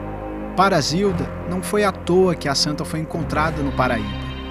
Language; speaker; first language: Portuguese; native; Portuguese